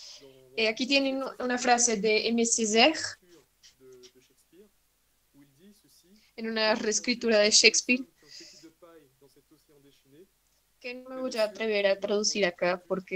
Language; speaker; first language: Spanish; non-native, fluent; French